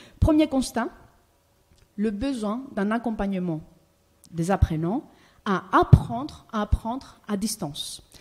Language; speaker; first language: French; non-native, fluent; Greek